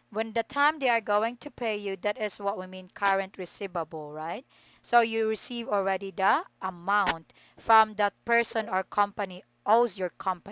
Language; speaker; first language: English; non-native, fluent; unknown